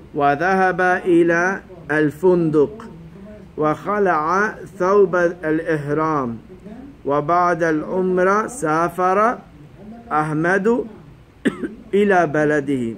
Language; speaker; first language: Arabic; non-native, fluent; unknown